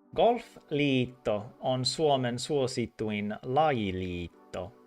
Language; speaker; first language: Finnish; non-native, learner; English